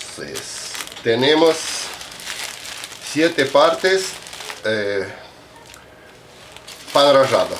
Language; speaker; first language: Spanish; non-native, fluent; Russian